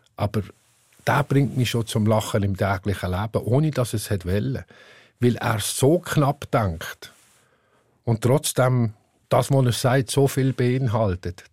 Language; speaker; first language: German; native; German